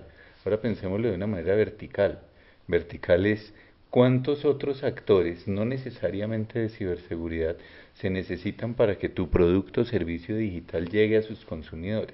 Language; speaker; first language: Spanish; native; Spanish